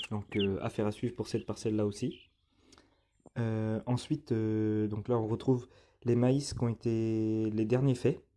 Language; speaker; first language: French; native; French